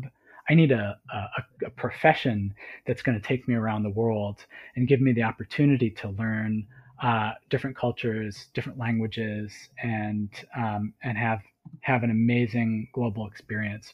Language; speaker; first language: English; native; English